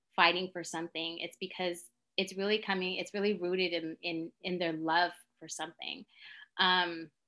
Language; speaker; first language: English; native; English